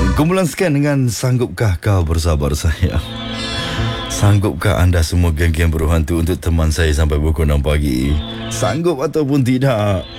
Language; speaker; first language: Malay; native; Malay